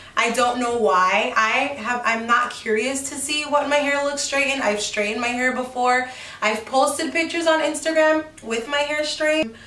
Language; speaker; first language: English; early bilingual, other home language; Spanish